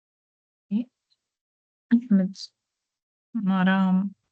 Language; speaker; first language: French; non-native, local second language; Arabic